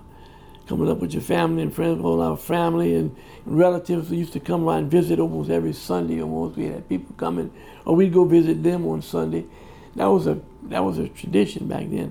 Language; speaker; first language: English; native; English